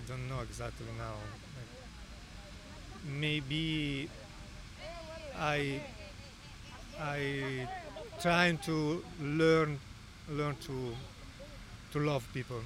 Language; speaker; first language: English; non-native, learner; Italian